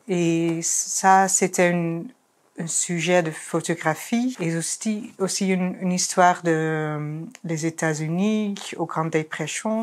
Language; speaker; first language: French; non-native, fluent; Dutch